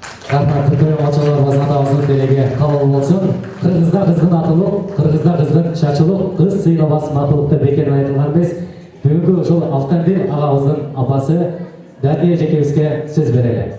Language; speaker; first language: Kyrgyz; native; Kyrgyz